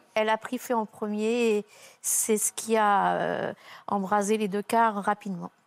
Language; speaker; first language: French; native; French